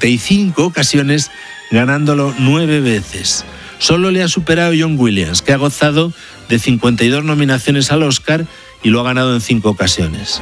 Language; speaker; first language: Spanish; native; Spanish